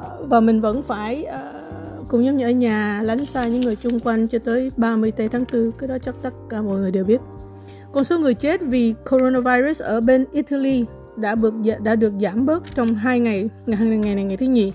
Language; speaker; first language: Vietnamese; native; Vietnamese